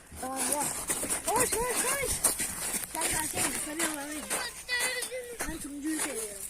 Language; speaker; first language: Turkish; native; Turkish